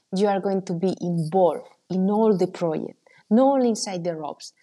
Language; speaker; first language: English; non-native, fluent; Spanish